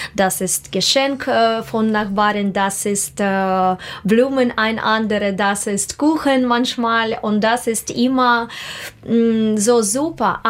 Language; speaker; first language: German; non-native, learner; Russian